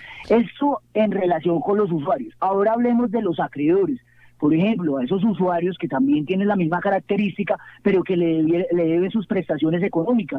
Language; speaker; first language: Spanish; native; Spanish